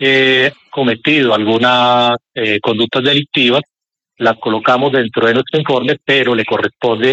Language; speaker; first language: Spanish; native; Spanish